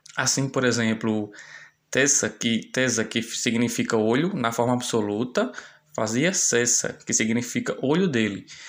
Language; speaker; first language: Portuguese; native; Portuguese